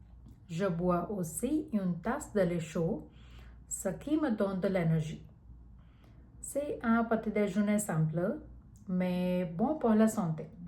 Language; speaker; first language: French; non-native, learner; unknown